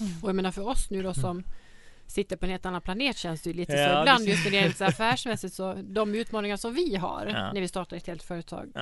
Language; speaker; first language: Swedish; native; Swedish